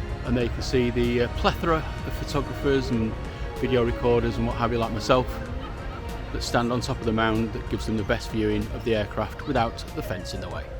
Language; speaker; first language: English; native; English